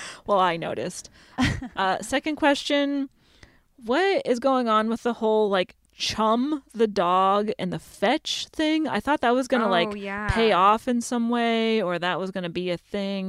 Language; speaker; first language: English; native; English